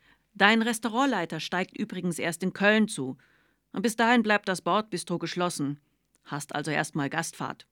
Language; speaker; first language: German; native; German